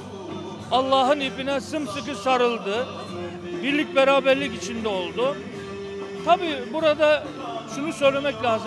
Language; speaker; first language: Turkish; native; Turkish